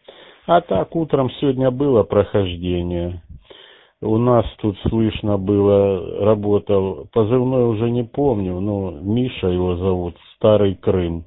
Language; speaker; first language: Russian; native; Russian